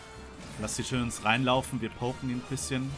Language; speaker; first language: German; native; German